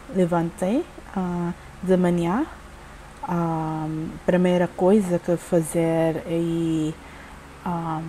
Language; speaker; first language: Portuguese; non-native, learner; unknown